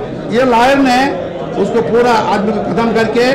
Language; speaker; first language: Hindi; non-native, local second language; Telugu